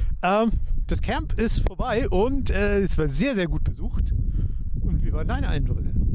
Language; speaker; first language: German; native; German